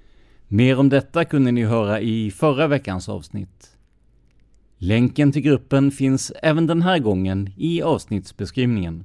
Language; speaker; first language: Swedish; native; Swedish